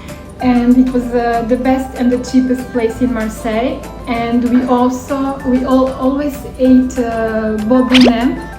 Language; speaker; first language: English; non-native, fluent; Serbian